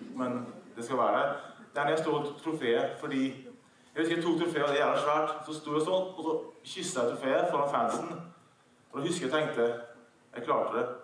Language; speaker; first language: Norwegian; native; Norwegian